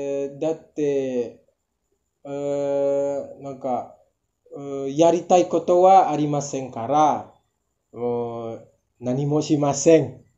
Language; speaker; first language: Japanese; non-native, learner; Indonesian